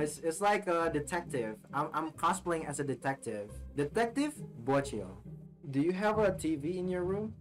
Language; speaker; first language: English; non-native, fluent; Indonesian